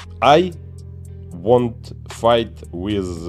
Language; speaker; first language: English; non-native, learner; Ukrainian